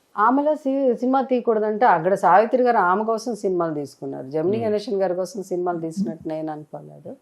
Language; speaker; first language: Telugu; native; Telugu